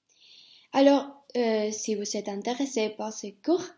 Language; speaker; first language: French; non-native, fluent; Spanish